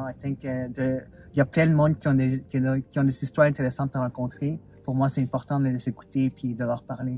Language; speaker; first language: French; non-native, fluent; Spanish